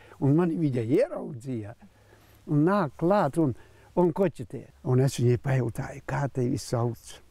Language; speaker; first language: Latvian; non-native, fluent; Hungarian